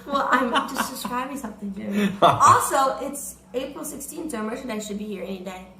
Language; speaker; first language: English; native; English